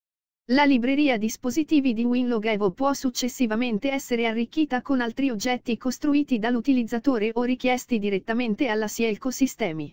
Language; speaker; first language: Italian; native; Italian